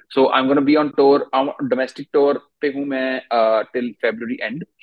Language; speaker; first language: Hindi; native; Hindi